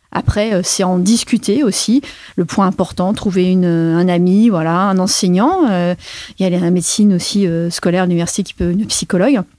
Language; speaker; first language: French; native; French